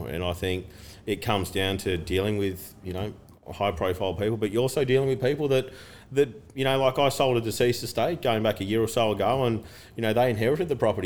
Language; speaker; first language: English; native; English